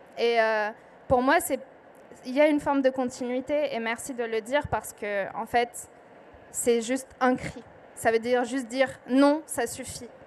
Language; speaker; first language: French; non-native, local second language; Arabic